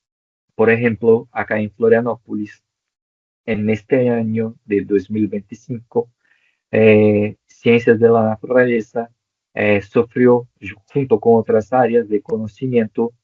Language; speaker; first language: Spanish; non-native, local second language; Portuguese